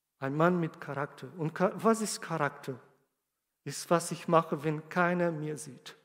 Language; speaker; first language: German; non-native, fluent; Portuguese